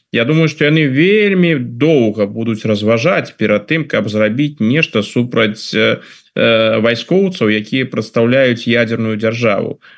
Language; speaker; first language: Belarusian; non-native, local second language; Russian